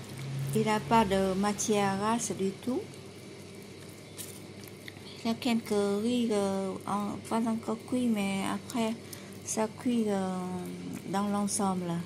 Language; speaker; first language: French; non-native, learner; Vietnamese